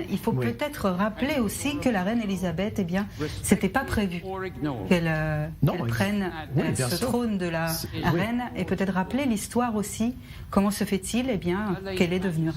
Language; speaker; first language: French; native; French